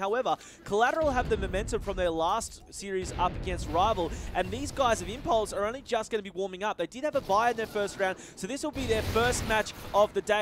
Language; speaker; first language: English; native; English